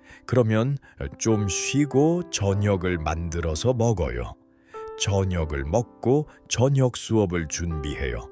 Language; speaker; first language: Korean; non-native, fluent; Uzbek